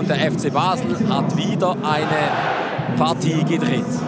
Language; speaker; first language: German; native; German